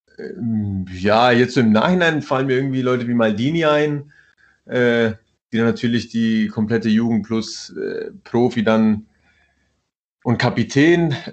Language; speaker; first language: German; early bilingual, other home language; Italian